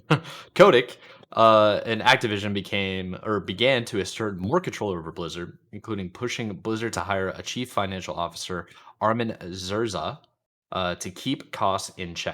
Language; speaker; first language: English; native; English